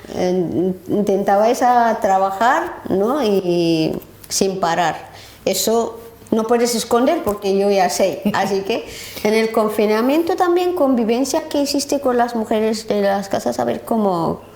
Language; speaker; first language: Spanish; non-native, learner; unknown